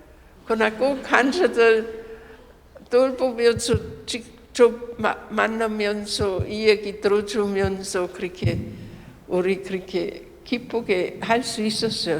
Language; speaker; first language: Korean; non-native, fluent; German